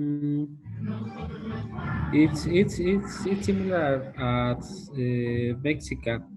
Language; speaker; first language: English; non-native, learner; Spanish